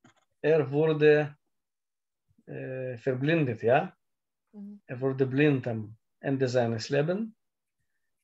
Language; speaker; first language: German; non-native, learner; Russian